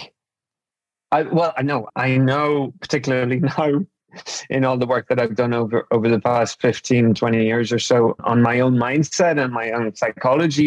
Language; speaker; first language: English; native; English